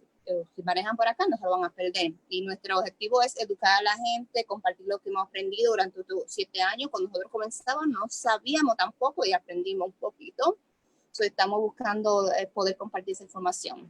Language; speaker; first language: Spanish; early bilingual, other home language; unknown